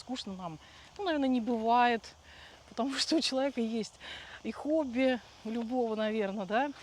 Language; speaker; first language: Russian; native; Russian